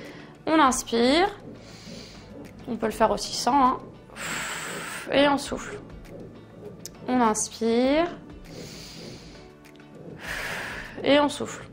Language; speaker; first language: French; native; French